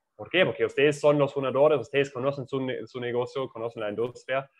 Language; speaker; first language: Spanish; non-native, fluent; German